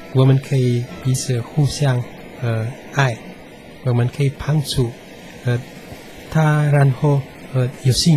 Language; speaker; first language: Chinese; non-native, fluent; Indonesian